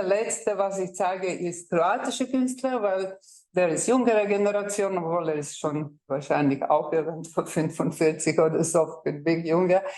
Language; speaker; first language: German; non-native, fluent; Croatian